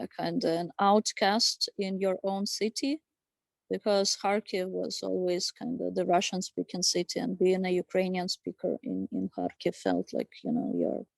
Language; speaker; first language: English; non-native, fluent; Ukrainian